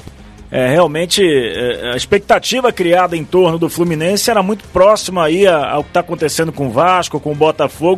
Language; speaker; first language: Portuguese; native; Portuguese